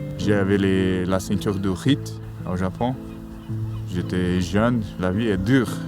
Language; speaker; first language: French; non-native, learner; Portuguese